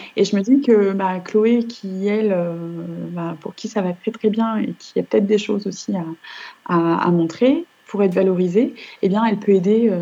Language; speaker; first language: French; native; French